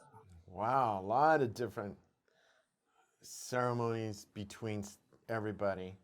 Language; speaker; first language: English; native; English